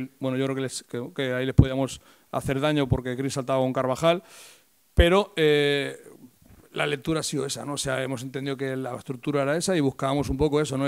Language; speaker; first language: Spanish; native; Spanish